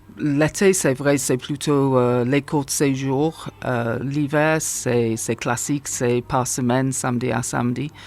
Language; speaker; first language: French; non-native, fluent; English